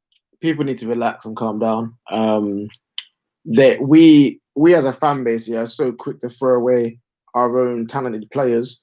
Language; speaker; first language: English; native; English